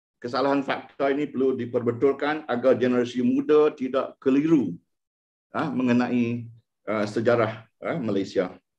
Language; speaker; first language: Malay; non-native, local second language; Iban